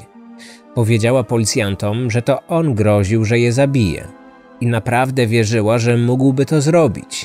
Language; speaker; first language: Polish; native; Polish